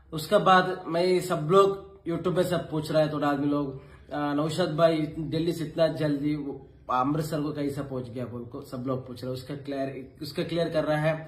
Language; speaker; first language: Hindi; non-native, local second language; Kannada